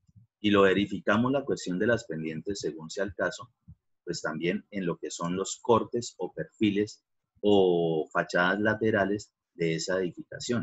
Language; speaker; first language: Spanish; native; Spanish